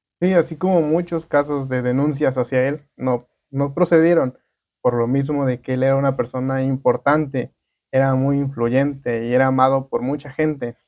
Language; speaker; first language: Spanish; native; Spanish